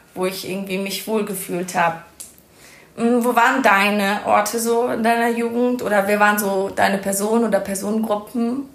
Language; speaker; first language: German; early bilingual, other home language; Persian